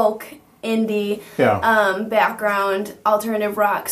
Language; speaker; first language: English; native; English